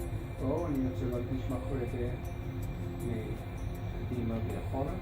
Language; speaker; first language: Hebrew; non-native, fluent; English